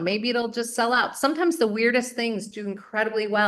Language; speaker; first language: English; native; English